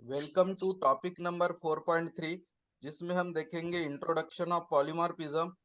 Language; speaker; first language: Hindi; non-native, local second language; Marathi